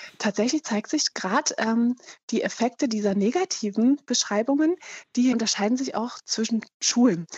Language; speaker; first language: German; native; German